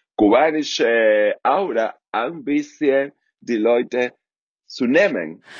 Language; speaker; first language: German; non-native, fluent; Spanish